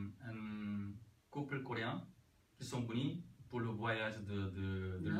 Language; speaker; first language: French; non-native, learner; Korean